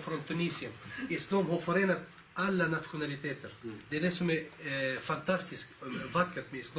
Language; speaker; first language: Swedish; early bilingual, other home language; Arabic